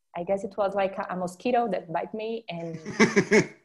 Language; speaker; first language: English; non-native, fluent; Portuguese